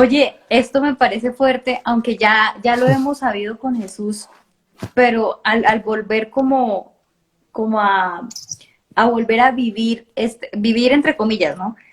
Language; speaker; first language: Spanish; native; Spanish